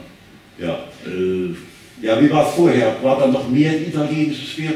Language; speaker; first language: German; native; German